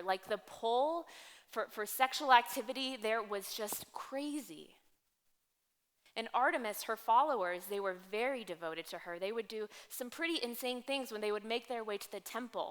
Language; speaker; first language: English; native; English